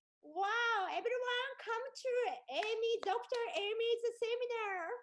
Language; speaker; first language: English; non-native, learner; Japanese